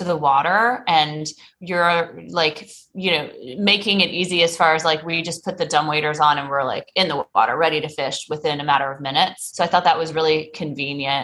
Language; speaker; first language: English; native; English